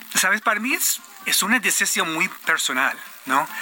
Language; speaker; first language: Spanish; non-native, fluent; English